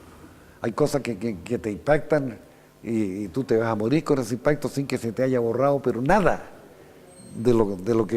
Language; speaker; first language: Spanish; native; Spanish